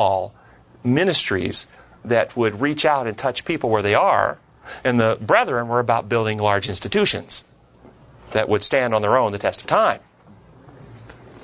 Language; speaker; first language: English; native; English